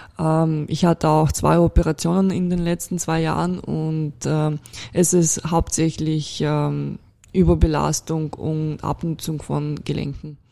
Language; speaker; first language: German; non-native, fluent; Russian